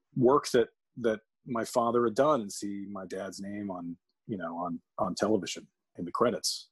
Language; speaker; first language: English; native; English